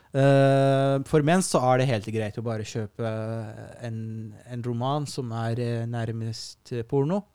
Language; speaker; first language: Norwegian; non-native, fluent; Arabic